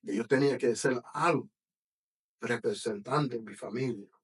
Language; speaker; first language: Spanish; early bilingual, other home language; English